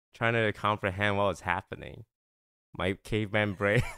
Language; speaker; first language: English; non-native, local second language; Chinese